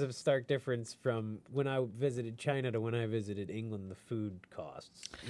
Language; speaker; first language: English; native; English